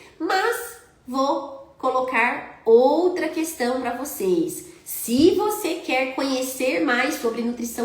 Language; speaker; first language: Portuguese; native; Portuguese